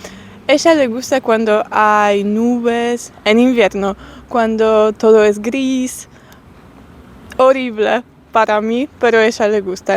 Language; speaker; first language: Spanish; non-native, learner; Polish